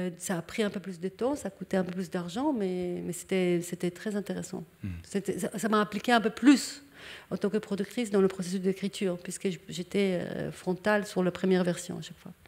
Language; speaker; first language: French; non-native, fluent; Hebrew